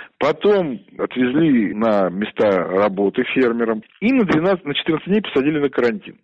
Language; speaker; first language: Russian; native; Russian